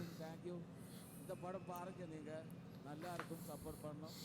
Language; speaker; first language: Tamil; non-native, learner; Malayalam